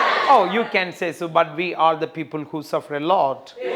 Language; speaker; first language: English; non-native, local second language; Malayalam